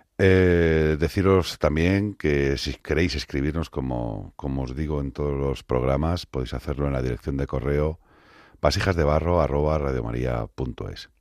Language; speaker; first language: Spanish; native; Spanish